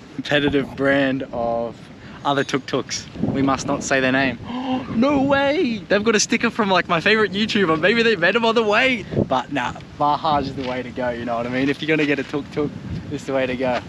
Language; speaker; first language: English; native; English